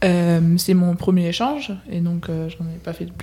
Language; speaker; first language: French; native; French